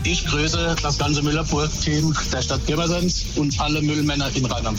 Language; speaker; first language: German; native; German